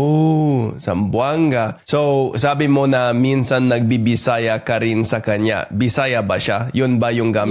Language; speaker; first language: Filipino; non-native, fluent; English